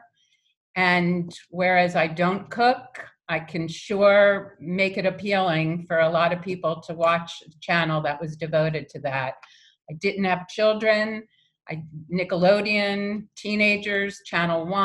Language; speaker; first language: English; native; English